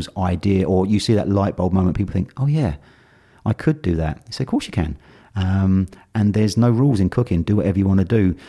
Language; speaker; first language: English; native; English